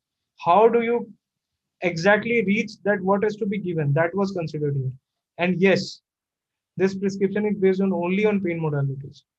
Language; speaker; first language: English; non-native, local second language; Hindi